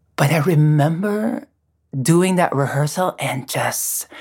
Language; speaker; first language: English; non-native, local second language; Filipino